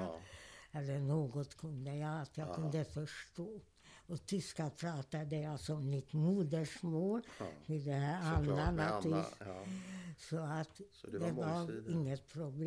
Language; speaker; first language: Swedish; non-native, fluent; Hungarian